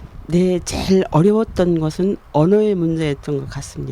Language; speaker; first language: Korean; native; Korean